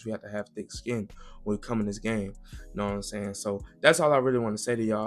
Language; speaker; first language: English; native; English